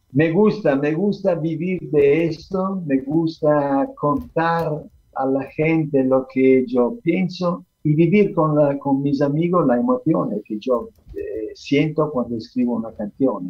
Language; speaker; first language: Spanish; non-native, fluent; Italian